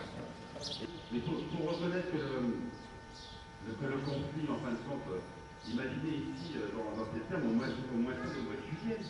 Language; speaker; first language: French; native; French